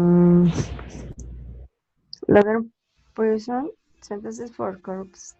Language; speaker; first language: English; non-native, learner; Spanish